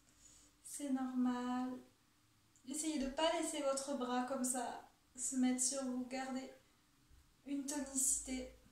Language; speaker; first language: French; native; French